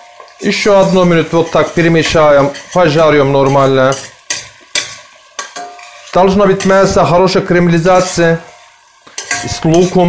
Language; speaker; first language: Russian; non-native, learner; Turkish